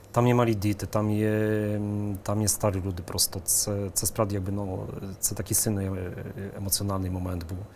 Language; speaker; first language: Ukrainian; early bilingual, heritage; Ukrainian